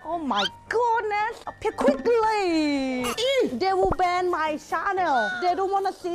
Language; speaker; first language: English; non-native, learner; Thai